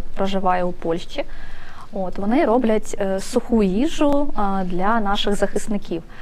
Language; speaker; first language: Ukrainian; native; Ukrainian